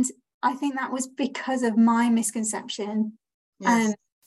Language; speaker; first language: English; native; English